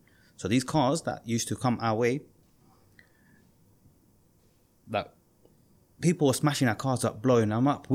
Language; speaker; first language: English; native; English